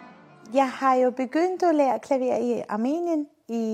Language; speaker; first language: Danish; non-native, fluent; Armenian